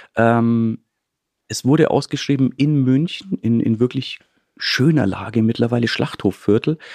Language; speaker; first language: German; native; German